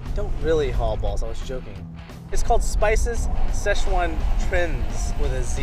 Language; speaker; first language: English; native; English